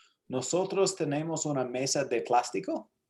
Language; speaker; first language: Spanish; non-native, fluent; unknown